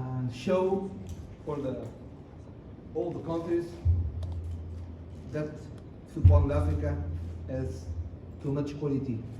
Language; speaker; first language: English; non-native, learner; Portuguese